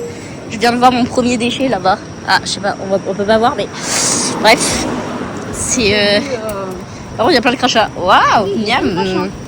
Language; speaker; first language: French; native; French